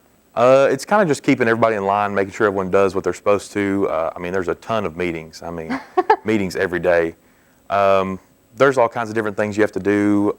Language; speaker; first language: English; native; English